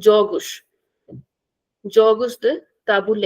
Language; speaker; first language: Portuguese; non-native, fluent; Hindi